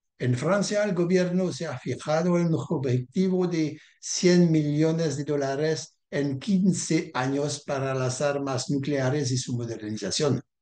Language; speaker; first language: Spanish; non-native, learner; French